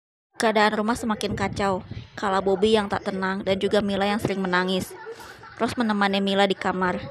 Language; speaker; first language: Indonesian; native; Indonesian